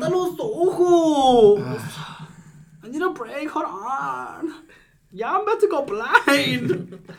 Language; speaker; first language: English; early bilingual, other home language; Spanish